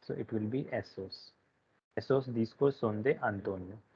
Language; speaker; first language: Spanish; non-native, fluent; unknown